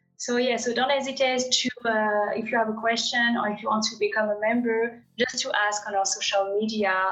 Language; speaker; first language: English; non-native, fluent; French